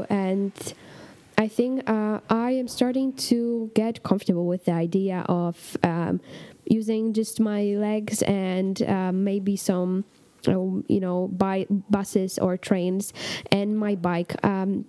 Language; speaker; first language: English; non-native, fluent; Polish